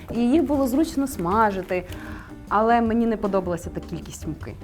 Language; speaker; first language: Ukrainian; native; Ukrainian